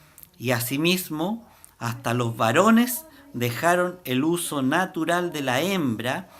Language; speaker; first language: Spanish; native; Spanish